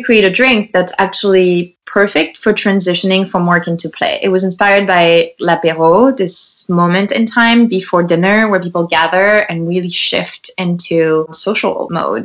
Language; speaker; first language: English; non-native, fluent; French